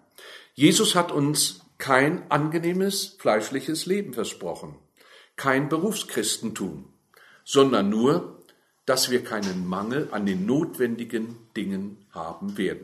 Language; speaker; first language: German; native; German